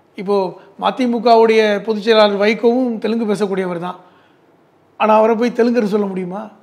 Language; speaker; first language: Tamil; native; Tamil